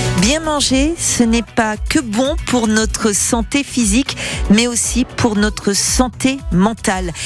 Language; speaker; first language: French; native; French